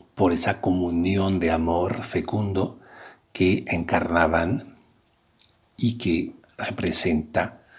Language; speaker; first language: Spanish; non-native, fluent; French